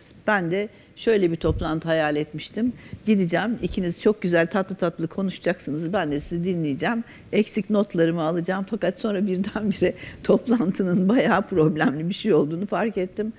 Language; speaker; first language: Turkish; native; Turkish